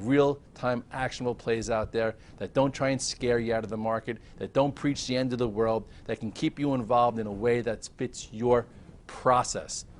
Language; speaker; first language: English; native; English